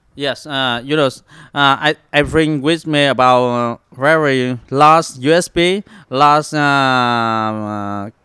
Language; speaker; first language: English; non-native, learner; Vietnamese